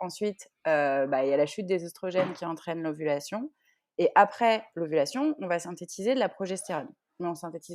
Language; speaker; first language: French; native; French